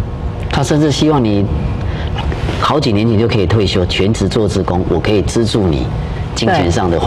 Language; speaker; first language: Chinese; native; Chinese